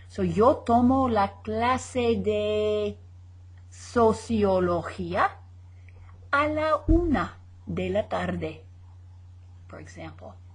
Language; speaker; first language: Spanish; non-native, fluent; English